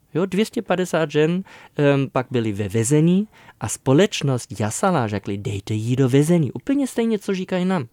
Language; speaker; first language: Czech; non-native, fluent; German